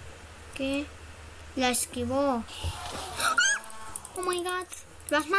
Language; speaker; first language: Spanish; native; Spanish